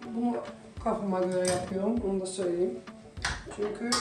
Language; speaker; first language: Turkish; non-native, fluent; Dutch